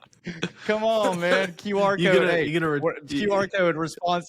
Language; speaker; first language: English; native; English